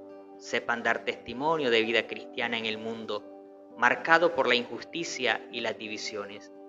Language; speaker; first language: Spanish; native; Spanish